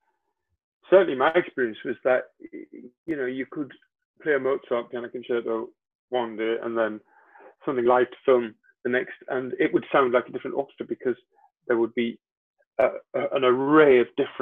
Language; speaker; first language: English; native; English